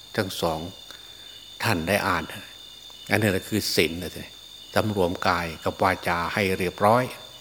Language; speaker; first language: Thai; native; Thai